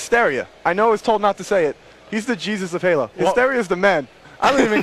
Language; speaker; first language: English; native; English